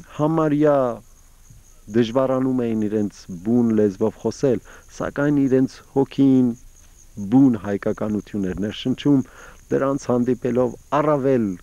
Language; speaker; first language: Armenian; early bilingual, heritage; Armenian